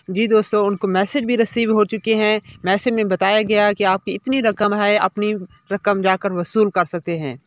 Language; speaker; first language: Urdu; non-native, local second language; Punjabi